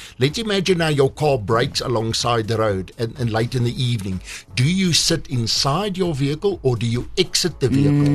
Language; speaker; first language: English; non-native, local second language; Afrikaans